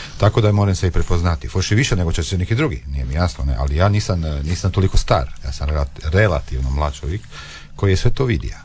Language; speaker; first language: Croatian; native; Croatian